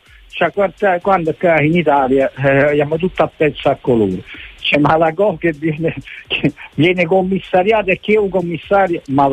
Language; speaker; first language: Italian; native; Italian